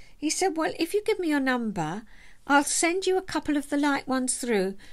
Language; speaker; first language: English; native; English